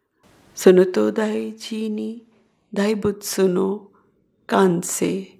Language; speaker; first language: Japanese; non-native, fluent; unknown